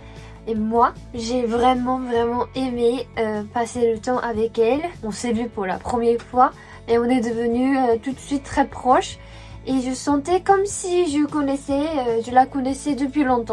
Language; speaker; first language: French; non-native, fluent; Japanese